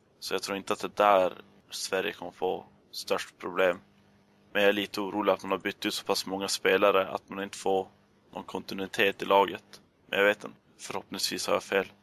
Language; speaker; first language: Swedish; native; Swedish